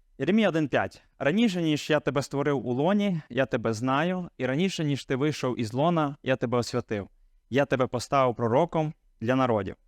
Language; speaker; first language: Ukrainian; non-native, local second language; Hungarian